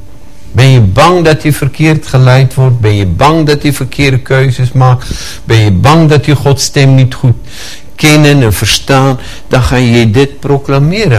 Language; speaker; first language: Dutch; non-native, fluent; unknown